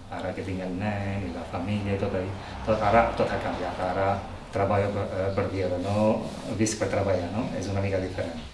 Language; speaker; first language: Catalan; non-native, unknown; Albanian